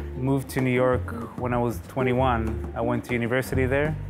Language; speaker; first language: English; non-native, fluent; Hebrew